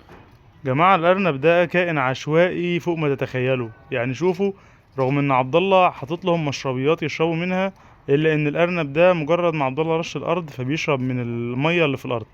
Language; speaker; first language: Arabic; native; Arabic